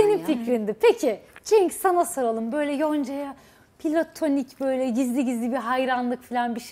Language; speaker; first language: Turkish; native; Turkish